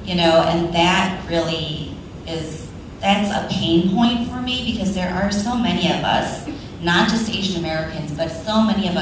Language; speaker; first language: English; early bilingual, other home language; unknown